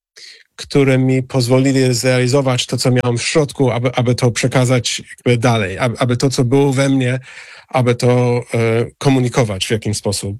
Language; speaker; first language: Polish; non-native, fluent; English